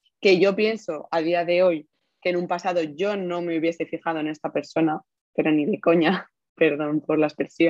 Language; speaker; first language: Spanish; native; Spanish